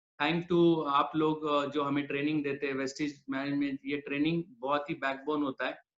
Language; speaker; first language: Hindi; non-native, local second language; Marathi